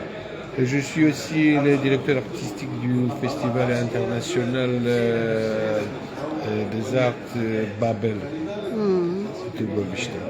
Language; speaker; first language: French; non-native, learner; Romanian